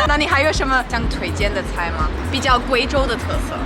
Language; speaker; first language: Chinese; non-native, fluent; English